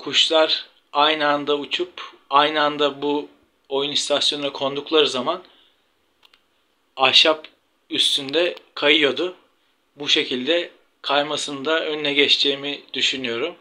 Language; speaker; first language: Turkish; native; Turkish